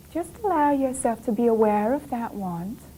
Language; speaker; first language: English; native; English